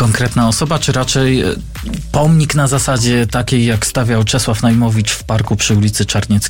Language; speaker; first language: Polish; native; Polish